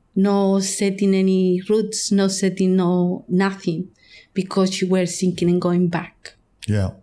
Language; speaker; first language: English; non-native, fluent; Spanish